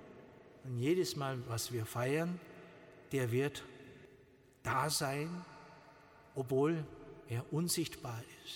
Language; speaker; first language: German; non-native, learner; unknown